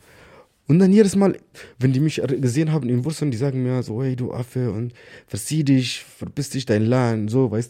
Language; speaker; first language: German; non-native, learner; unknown